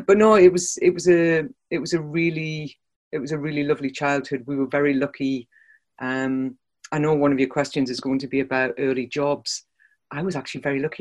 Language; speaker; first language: English; native; English